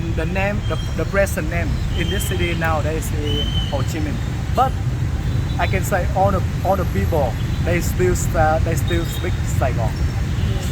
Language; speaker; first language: English; non-native, learner; Vietnamese